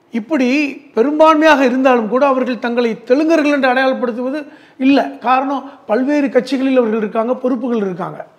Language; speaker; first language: Tamil; native; Tamil